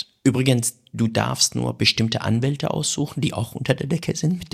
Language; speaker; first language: German; non-native, fluent; Persian